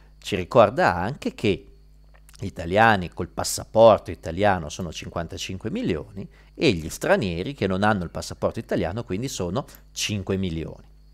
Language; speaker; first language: Italian; native; Italian